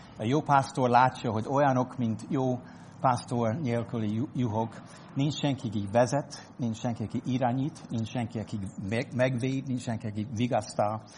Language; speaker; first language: Hungarian; non-native, fluent; English